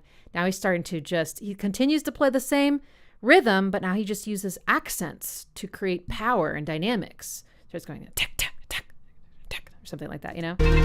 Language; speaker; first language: English; native; English